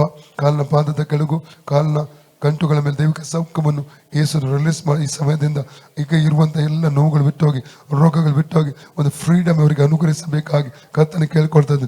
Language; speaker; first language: Kannada; non-native, local second language; Tulu